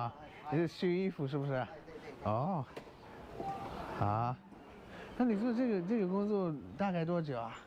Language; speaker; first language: Chinese; non-native, fluent; English